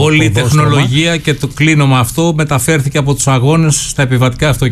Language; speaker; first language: Greek; native; Greek